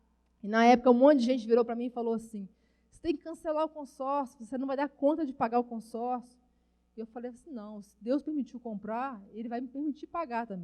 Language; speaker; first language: Portuguese; native; Portuguese